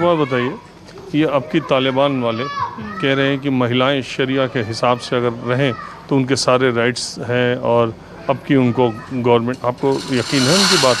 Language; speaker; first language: Hindi; native; Hindi